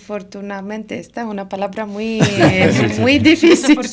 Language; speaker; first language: Spanish; non-native, learner; Arabic